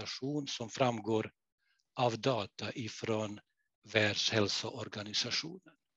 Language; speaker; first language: Swedish; non-native, fluent; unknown